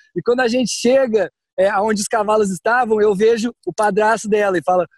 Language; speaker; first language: Portuguese; early bilingual, heritage; Portuguese